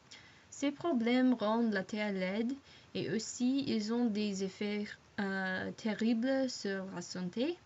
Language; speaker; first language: French; non-native, learner; English